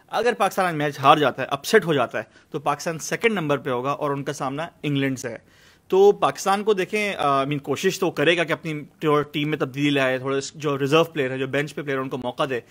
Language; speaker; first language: Urdu; native; Urdu